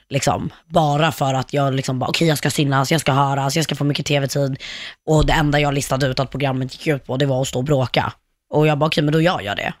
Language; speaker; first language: Swedish; native; Swedish